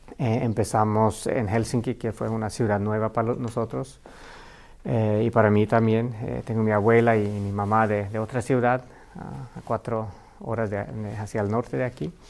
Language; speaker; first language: Spanish; non-native, fluent; Finnish